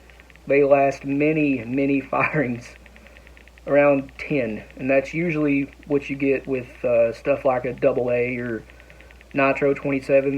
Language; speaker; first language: English; native; English